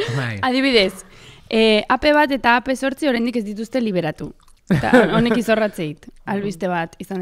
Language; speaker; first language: Basque; native; Basque